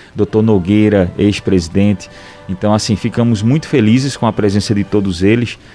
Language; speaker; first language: Portuguese; native; Portuguese